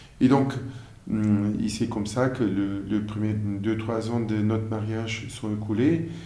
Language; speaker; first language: French; non-native, fluent; Portuguese